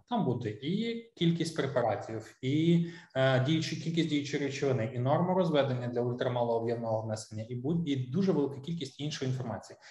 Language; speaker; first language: Ukrainian; non-native, local second language; Russian